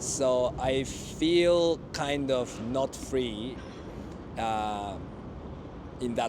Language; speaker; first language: English; non-native, fluent; Japanese